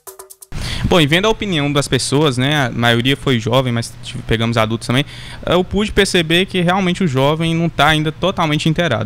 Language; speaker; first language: Portuguese; native; Portuguese